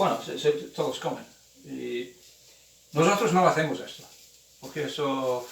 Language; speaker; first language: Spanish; non-native, fluent; English